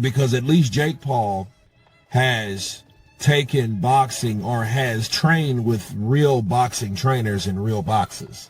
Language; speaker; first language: English; native; English